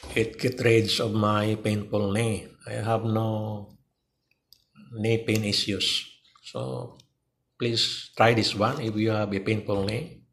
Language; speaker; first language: English; non-native, local second language; Cebuano